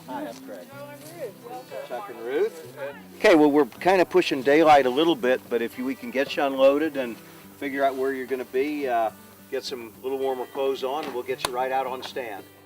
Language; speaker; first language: English; native; English